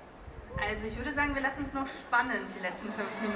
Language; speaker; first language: German; native; German